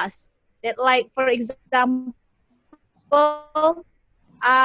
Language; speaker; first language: English; non-native, learner; Indonesian